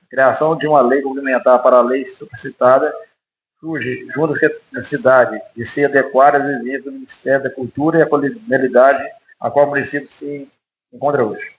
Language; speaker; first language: Portuguese; native; Portuguese